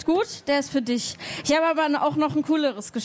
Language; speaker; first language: German; native; German